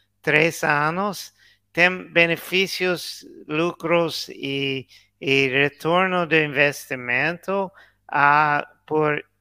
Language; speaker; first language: Portuguese; non-native, learner; English